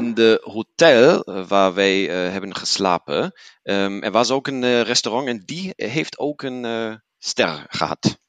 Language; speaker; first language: Dutch; non-native, learner; German